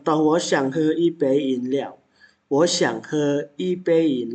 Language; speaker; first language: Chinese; non-native, fluent; Indonesian